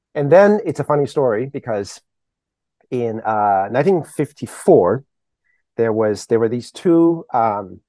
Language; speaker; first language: English; early bilingual, other home language; Chinese